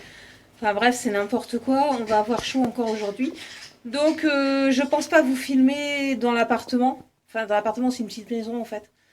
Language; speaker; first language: French; native; French